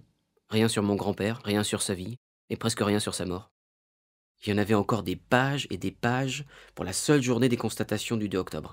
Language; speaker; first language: French; native; French